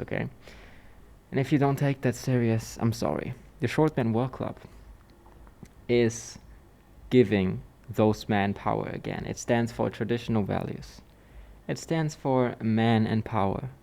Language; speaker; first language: English; non-native, fluent; German